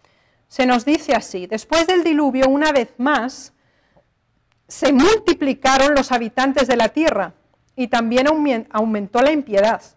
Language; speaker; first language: Spanish; native; Spanish